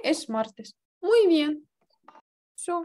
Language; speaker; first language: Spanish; non-native, fluent; Ukrainian